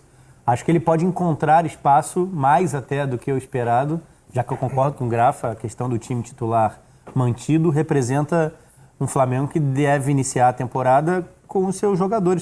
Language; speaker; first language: Portuguese; native; Portuguese